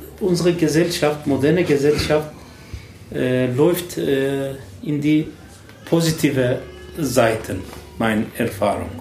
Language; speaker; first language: German; non-native, learner; Turkish